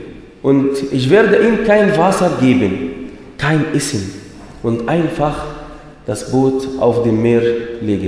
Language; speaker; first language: German; non-native, fluent; Arabic